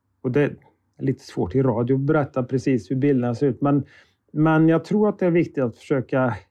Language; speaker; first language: Swedish; native; Swedish